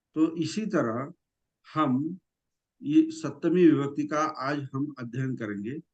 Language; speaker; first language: Hindi; non-native, local second language; Marathi